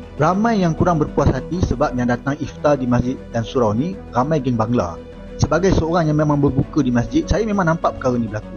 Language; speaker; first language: Malay; native; Malay